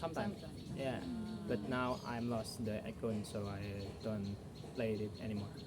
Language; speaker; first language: English; non-native, learner; Indonesian